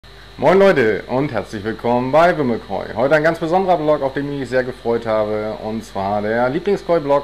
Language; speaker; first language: German; native; German